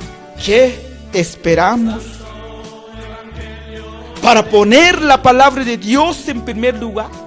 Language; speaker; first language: Spanish; non-native, local second language; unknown